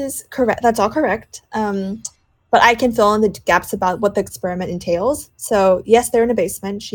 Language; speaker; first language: English; non-native, local second language; Cantonese